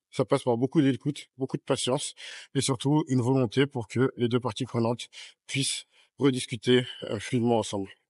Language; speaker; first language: French; native; French